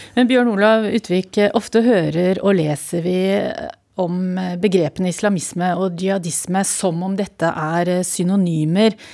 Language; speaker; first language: Norwegian; native; Norwegian